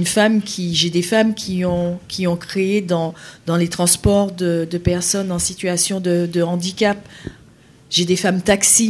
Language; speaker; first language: French; native; French